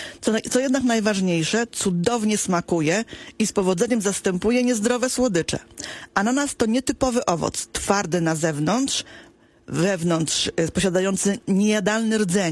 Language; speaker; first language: Polish; native; Polish